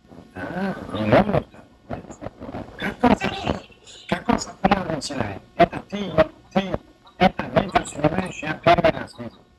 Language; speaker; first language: Russian; non-native, learner; Uzbek